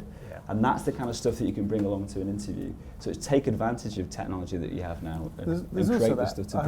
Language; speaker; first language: English; native; English